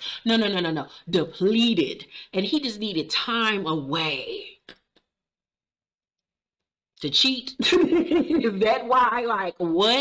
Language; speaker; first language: English; native; English